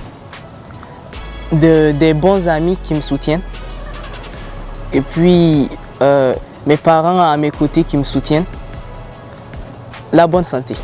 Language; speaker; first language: French; non-native, local second language; Hausa